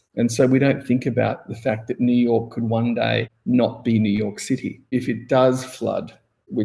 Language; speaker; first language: English; native; English